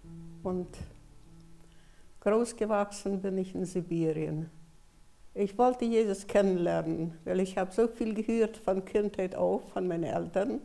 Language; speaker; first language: German; early bilingual, heritage; German